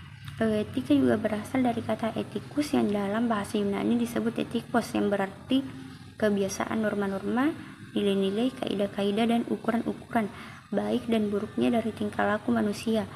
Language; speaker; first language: Indonesian; native; Indonesian